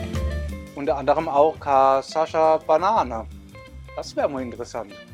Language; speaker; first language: German; native; German